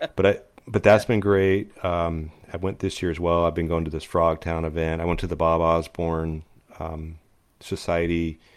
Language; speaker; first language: English; native; English